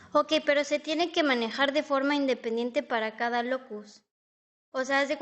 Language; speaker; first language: Spanish; native; Spanish